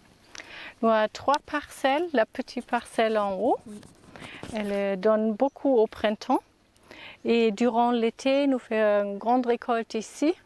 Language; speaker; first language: French; non-native, learner; German